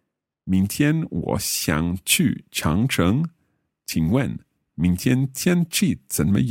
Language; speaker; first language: Chinese; non-native, learner; English